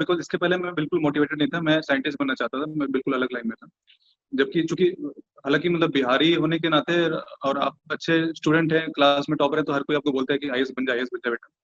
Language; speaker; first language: Hindi; non-native, local second language; Bhojpuri